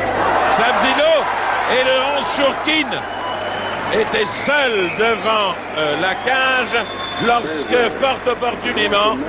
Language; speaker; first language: French; native; French